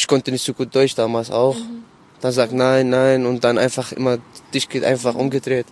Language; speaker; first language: German; non-native, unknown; Arabic